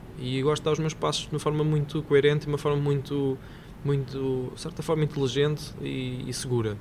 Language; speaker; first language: Portuguese; native; Portuguese